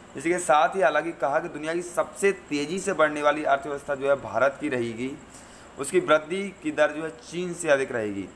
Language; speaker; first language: Hindi; native; Hindi